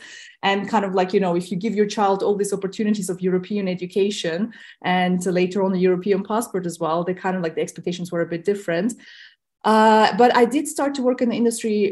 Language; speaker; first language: English; non-native, fluent; Russian